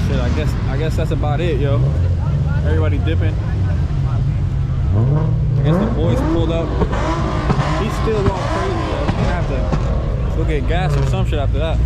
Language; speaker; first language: English; native; English